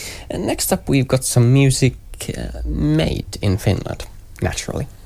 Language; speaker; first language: English; non-native, fluent; Finnish